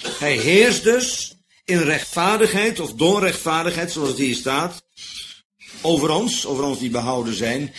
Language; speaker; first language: Dutch; native; Dutch